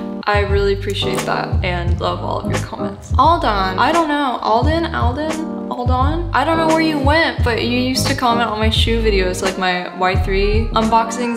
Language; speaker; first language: English; native; English